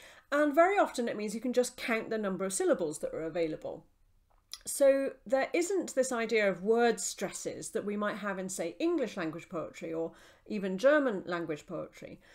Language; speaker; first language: English; native; English